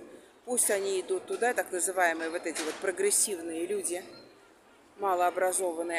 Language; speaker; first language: Russian; native; Russian